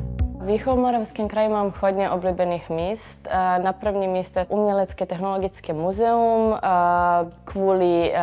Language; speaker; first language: Czech; non-native, fluent; Serbian